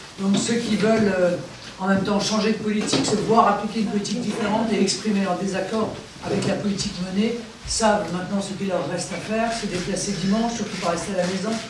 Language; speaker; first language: French; native; French